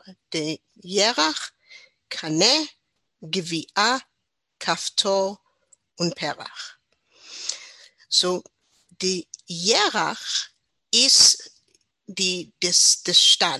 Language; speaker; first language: German; non-native, learner; English